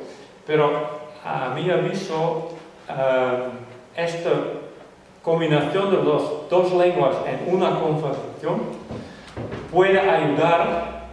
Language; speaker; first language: Spanish; non-native, fluent; Dutch